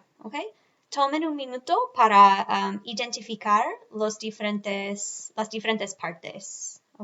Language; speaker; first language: Spanish; non-native, fluent; English